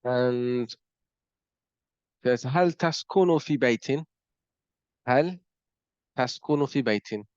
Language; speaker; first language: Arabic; non-native, fluent; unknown